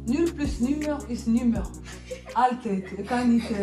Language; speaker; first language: Dutch; non-native, learner; French